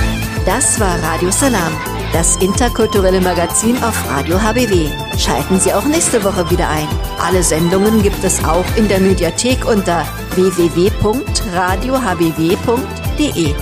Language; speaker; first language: German; native; German